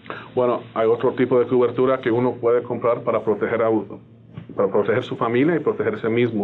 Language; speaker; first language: Spanish; native; Spanish